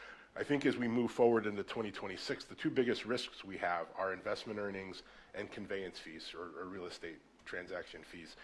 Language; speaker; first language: English; native; English